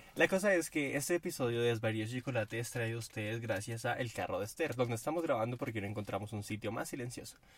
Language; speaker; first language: Spanish; native; Spanish